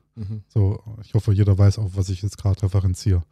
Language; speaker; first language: German; native; German